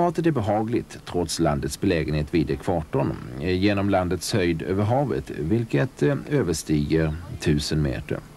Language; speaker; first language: Swedish; native; Swedish